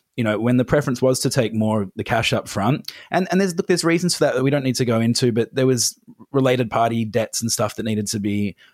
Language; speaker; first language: English; native; English